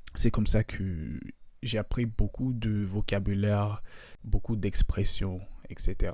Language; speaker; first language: French; non-native, fluent; English